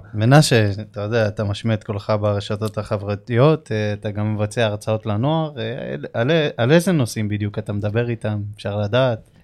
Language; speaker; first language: Hebrew; native; Hebrew